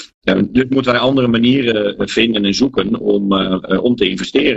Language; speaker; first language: Dutch; native; Dutch